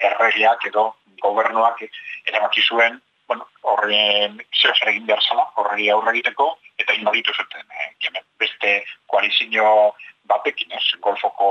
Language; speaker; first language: Basque; native; Basque